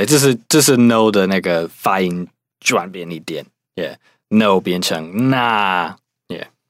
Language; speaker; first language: Chinese; non-native, fluent; English